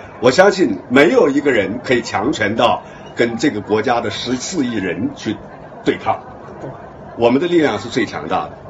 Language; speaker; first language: Chinese; native; Chinese